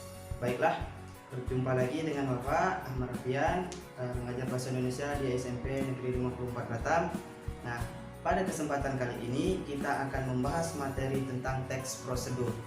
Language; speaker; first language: Indonesian; native; Indonesian